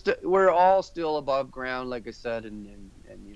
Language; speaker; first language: English; native; English